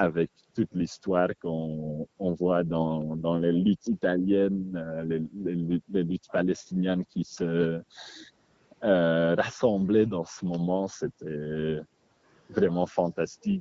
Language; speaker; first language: French; non-native, local second language; Dutch